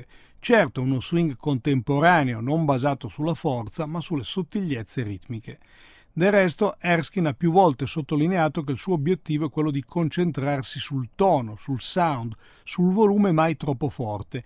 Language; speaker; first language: Italian; native; Italian